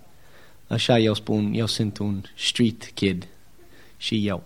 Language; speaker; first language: Romanian; non-native, learner; English